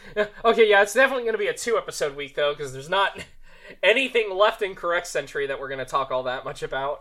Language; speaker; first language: English; native; English